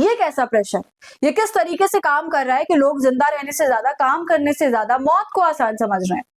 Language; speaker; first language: Hindi; native; Hindi